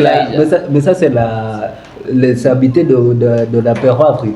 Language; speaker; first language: French; non-native, learner; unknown